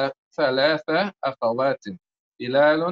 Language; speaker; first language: Arabic; non-native, fluent; English